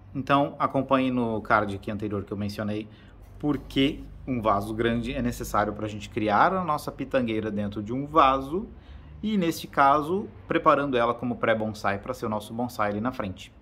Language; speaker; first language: Portuguese; native; Portuguese